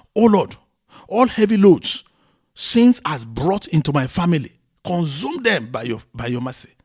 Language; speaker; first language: English; non-native, local second language; Yoruba